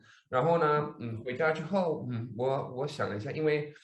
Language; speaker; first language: Chinese; non-native, fluent; Danish